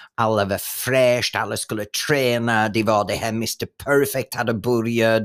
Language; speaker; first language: Swedish; non-native, fluent; English